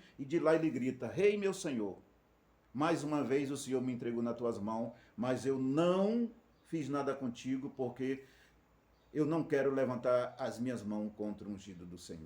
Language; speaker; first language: Portuguese; native; Portuguese